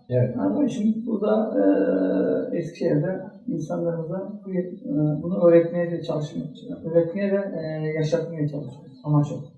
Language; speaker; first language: Turkish; native; Turkish